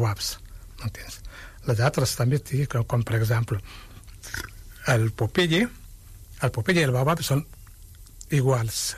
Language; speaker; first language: Catalan; non-native, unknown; Wolof